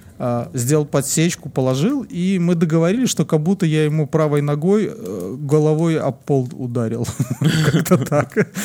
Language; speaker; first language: Russian; native; Russian